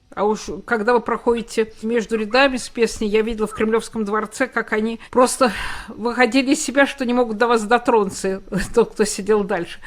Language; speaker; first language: Russian; native; Russian